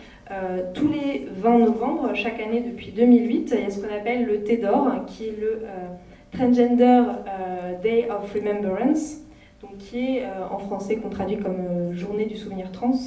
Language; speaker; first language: French; native; French